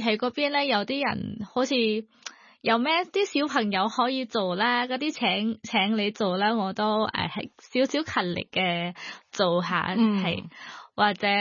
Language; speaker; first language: Cantonese; non-native, learner; Thai